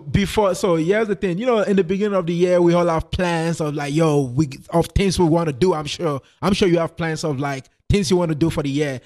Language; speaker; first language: English; non-native, local second language; Yoruba